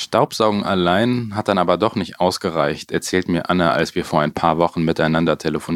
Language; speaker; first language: German; native; German